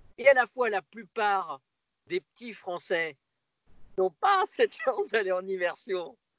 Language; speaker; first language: French; native; French